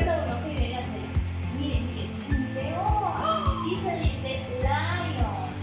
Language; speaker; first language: Spanish; native; Spanish